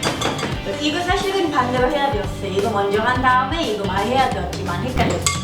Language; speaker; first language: Korean; non-native, fluent; Italian